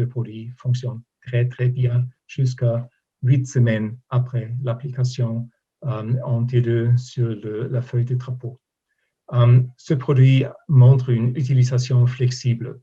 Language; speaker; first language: French; non-native, fluent; German